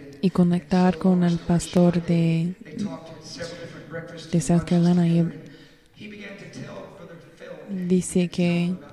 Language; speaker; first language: Spanish; non-native, learner; English